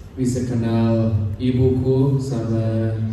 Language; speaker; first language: Indonesian; non-native, fluent; English